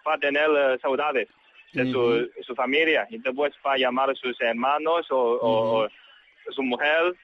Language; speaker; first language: Portuguese; non-native, learner; Chinese